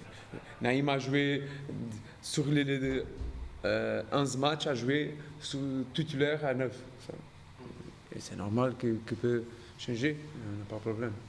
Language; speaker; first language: French; non-native, learner; Portuguese